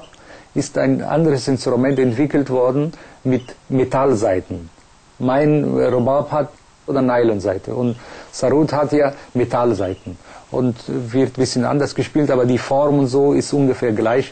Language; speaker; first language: German; non-native, fluent; Persian